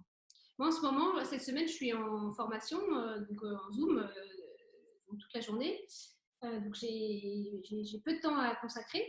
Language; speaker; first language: French; native; French